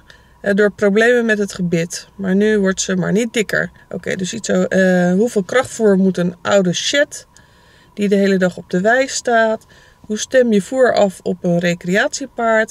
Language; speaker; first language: Dutch; native; Dutch